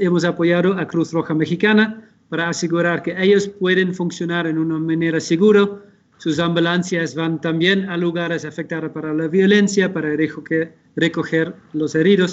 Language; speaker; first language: Spanish; non-native, fluent; Dutch